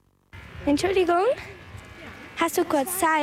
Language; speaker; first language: German; non-native, learner; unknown